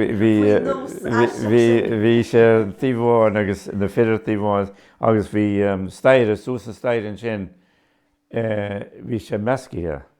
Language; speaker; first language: Irish; native; Irish